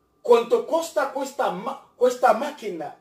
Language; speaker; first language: Italian; non-native, fluent; French